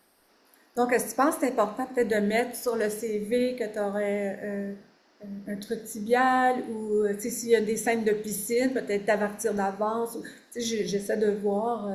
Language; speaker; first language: French; native; French